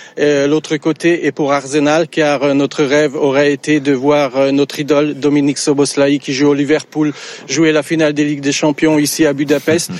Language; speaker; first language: French; early bilingual, other home language; Hungarian